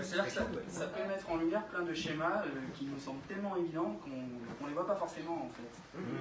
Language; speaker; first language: French; native; French